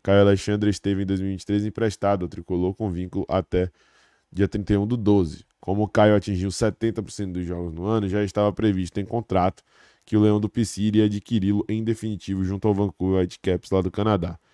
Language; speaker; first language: Portuguese; native; Portuguese